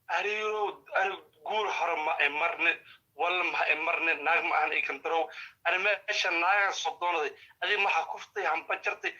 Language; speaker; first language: Somali; non-native, local second language; Maay